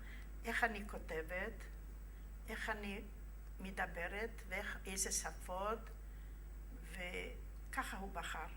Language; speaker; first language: Hebrew; non-native, fluent; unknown